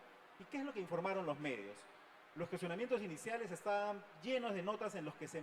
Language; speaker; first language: Spanish; native; Spanish